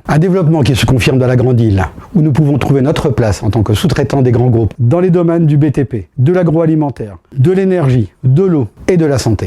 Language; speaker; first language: French; native; French